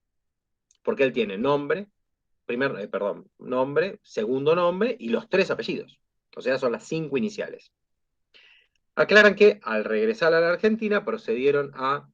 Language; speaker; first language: Spanish; native; Spanish